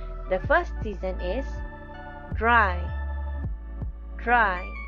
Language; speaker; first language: English; non-native, local second language; Malay